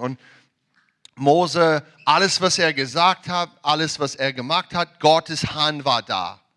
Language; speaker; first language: German; non-native, learner; English